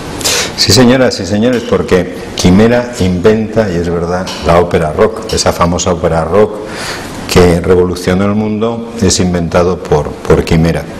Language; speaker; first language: Spanish; native; Spanish